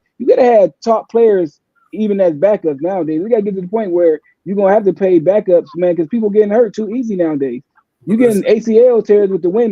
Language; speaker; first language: English; native; English